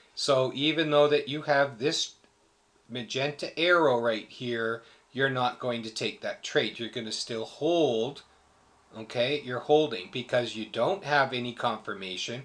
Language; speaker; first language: English; native; English